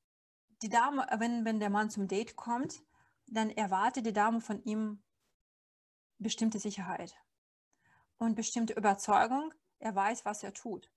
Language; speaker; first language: German; non-native, fluent; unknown